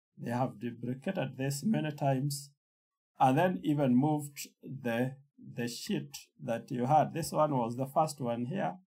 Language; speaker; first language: English; non-native, local second language; Kikuyu